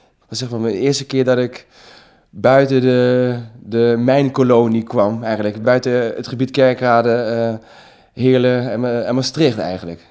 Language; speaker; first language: Dutch; native; Dutch